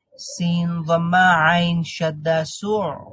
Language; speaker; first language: Arabic; non-native, learner; Bangla